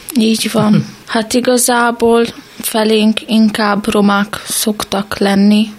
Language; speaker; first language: Hungarian; native; Hungarian